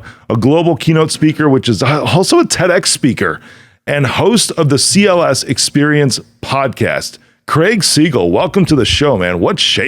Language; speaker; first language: English; native; English